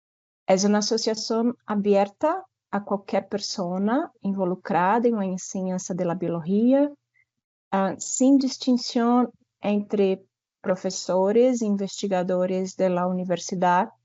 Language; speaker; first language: Spanish; non-native, fluent; Portuguese